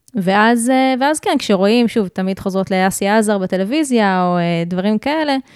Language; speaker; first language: Hebrew; native; Hebrew